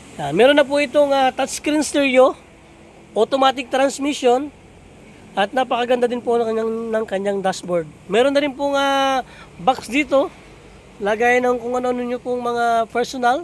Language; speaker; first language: Filipino; non-native, local second language; Bikol